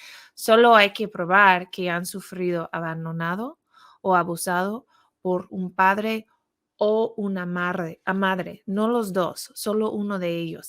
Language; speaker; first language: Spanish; non-native, fluent; English